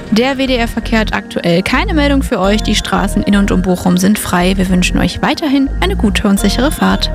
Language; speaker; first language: German; native; German